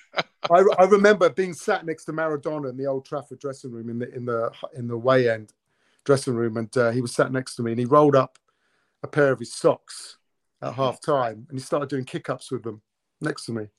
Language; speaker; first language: English; early bilingual, other home language; Italian